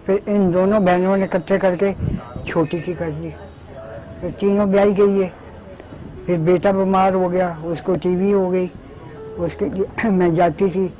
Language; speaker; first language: Hindi; early bilingual, other home language; Punjabi